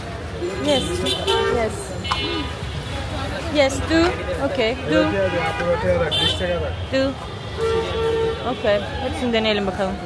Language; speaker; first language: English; non-native, learner; Turkish